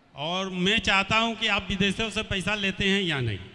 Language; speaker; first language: Hindi; native; Hindi